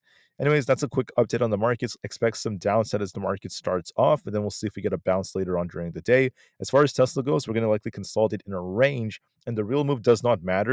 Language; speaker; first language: English; native; English